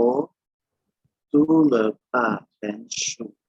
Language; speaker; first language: Chinese; non-native, learner; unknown